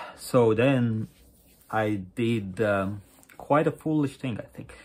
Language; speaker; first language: English; non-native, fluent; Latvian